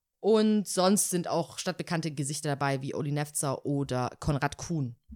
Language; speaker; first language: German; native; German